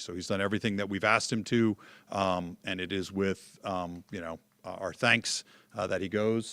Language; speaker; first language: English; native; English